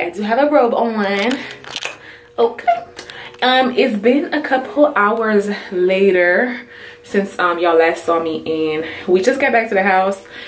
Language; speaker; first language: English; native; English